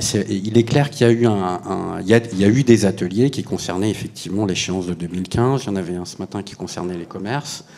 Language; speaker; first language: French; native; French